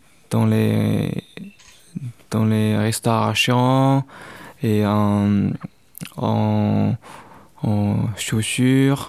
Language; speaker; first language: French; non-native, learner; Chinese